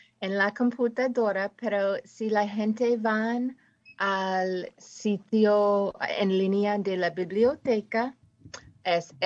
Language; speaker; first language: Spanish; non-native, fluent; English